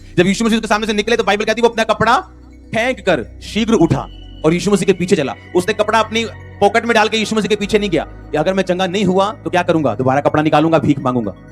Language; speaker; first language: Hindi; non-native, local second language; Punjabi